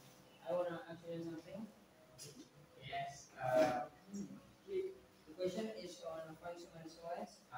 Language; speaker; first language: English; non-native, learner; Indonesian